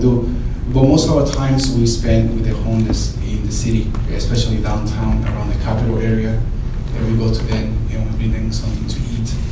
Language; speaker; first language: English; non-native, fluent; Spanish